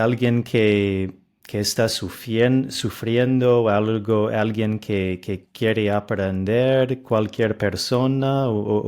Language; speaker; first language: Spanish; non-native, fluent; English